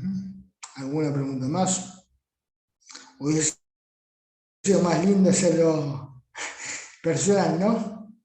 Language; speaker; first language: Spanish; native; Spanish